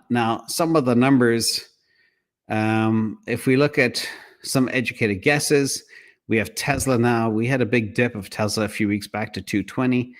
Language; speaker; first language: English; native; English